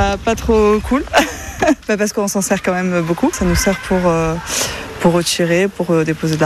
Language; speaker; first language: French; native; French